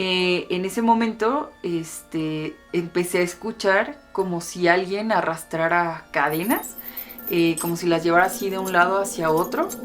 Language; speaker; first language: Spanish; native; Spanish